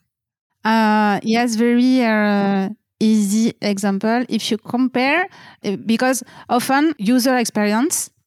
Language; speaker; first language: English; non-native, fluent; French